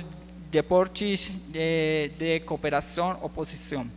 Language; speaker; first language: Portuguese; non-native, learner; Spanish